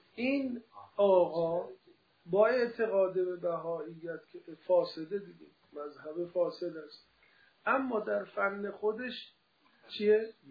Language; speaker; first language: Persian; native; Persian